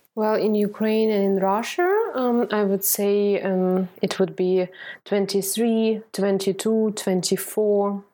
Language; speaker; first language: English; non-native, fluent; Ukrainian